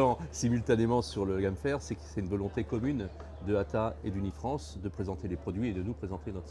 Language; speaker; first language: French; native; French